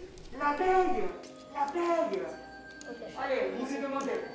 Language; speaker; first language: French; native; French